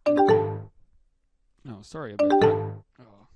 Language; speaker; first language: English; native; English